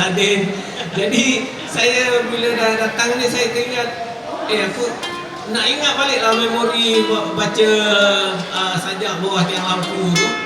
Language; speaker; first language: Malay; native; Malay